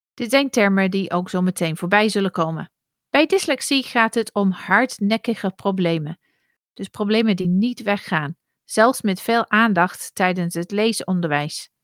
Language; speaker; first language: Dutch; non-native, fluent; English